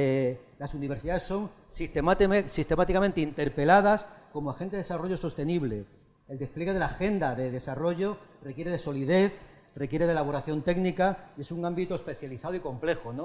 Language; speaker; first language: Spanish; native; Spanish